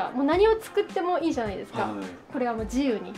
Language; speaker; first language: Japanese; native; Japanese